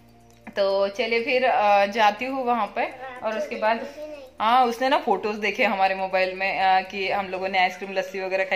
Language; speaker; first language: Hindi; native; Hindi